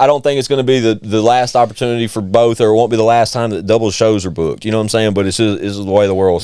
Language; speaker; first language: English; native; English